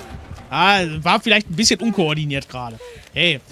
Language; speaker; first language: German; native; German